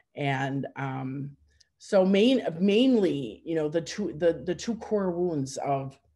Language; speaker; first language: English; native; English